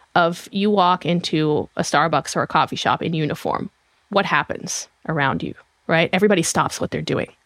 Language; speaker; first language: English; non-native, fluent; Hebrew